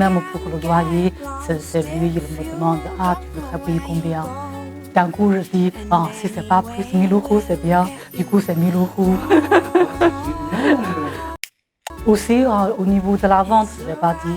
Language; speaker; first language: French; non-native, fluent; Chinese